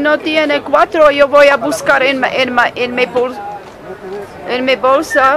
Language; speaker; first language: Spanish; non-native, learner; English